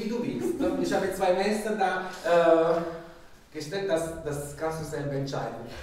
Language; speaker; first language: German; non-native, fluent; Italian